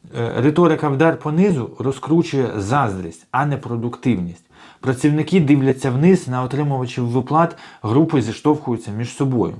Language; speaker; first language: Ukrainian; native; Ukrainian